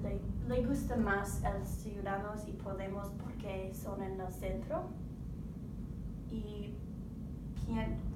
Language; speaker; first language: Spanish; non-native, learner; English